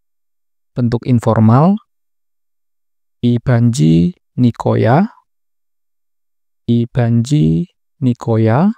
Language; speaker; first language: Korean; non-native, fluent; Indonesian